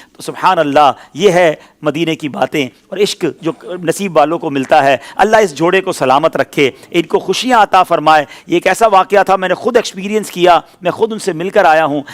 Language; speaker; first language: Urdu; native; Urdu